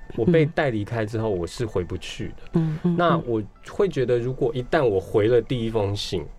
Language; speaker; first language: Chinese; non-native, local second language; Min Nan Chinese